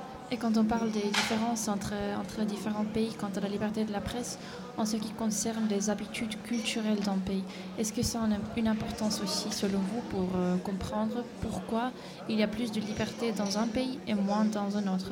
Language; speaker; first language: French; non-native, fluent; Estonian